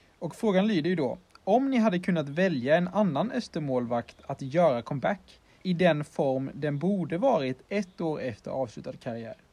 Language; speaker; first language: Swedish; native; Swedish